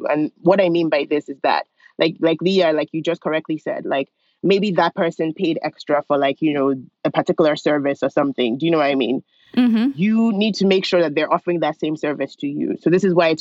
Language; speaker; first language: English; non-native, local second language; Yoruba